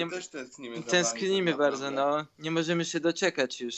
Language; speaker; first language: Polish; early bilingual, heritage; Polish